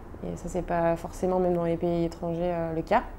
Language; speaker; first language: French; native; French